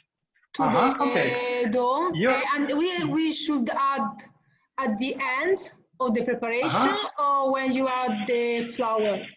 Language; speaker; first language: English; non-native, learner; Italian